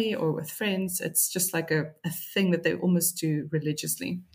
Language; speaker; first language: English; native; English